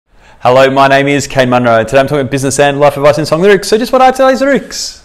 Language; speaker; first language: English; native; English